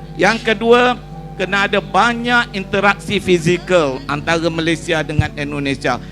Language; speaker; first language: Malay; native; Malay